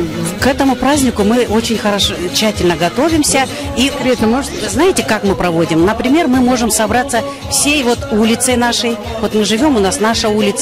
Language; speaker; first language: Russian; native; Russian